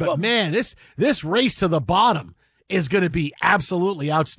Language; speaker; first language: English; native; English